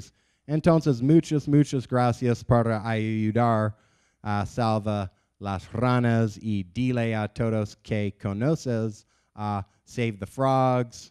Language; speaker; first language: Spanish; non-native, learner; English